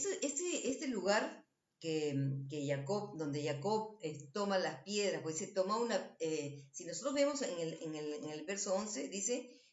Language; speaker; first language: Spanish; native; Spanish